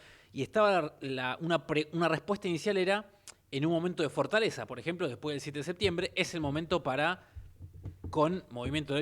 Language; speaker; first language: Spanish; native; Spanish